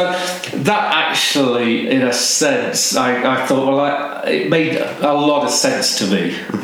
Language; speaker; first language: English; native; English